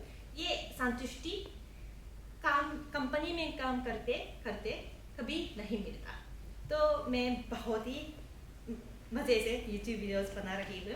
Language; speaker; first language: Hindi; non-native, fluent; Japanese